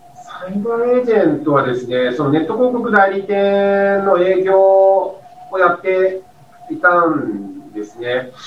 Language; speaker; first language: Japanese; native; Japanese